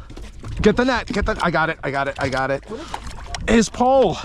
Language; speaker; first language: English; native; English